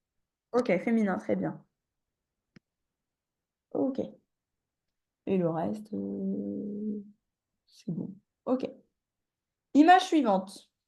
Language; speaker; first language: French; native; French